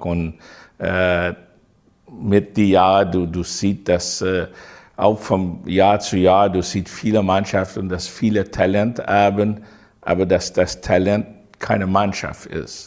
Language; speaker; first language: German; non-native, fluent; English